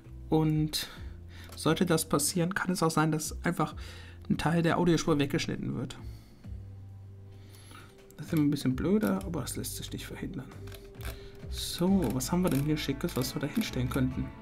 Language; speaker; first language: German; native; German